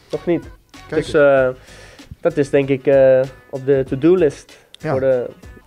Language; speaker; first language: Dutch; non-native, fluent; Danish